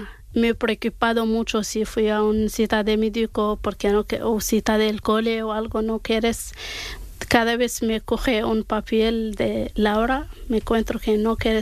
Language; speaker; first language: Spanish; non-native, learner; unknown